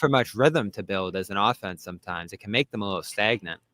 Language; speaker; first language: English; native; English